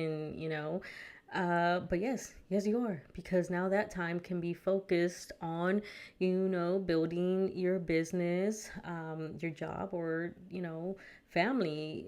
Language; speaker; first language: English; early bilingual, other home language; Spanish